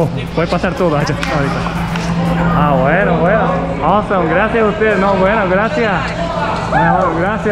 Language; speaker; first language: Spanish; non-native, learner; Japanese